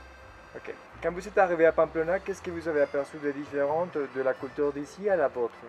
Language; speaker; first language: French; non-native, learner; Spanish